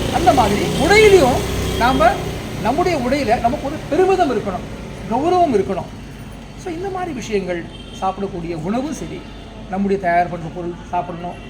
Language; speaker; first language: Tamil; non-native, local second language; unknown